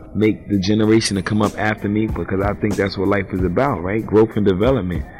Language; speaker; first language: English; native; English